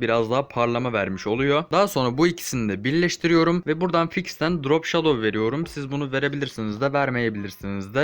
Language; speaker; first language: Turkish; native; Turkish